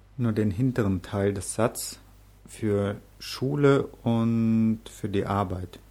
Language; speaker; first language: German; native; German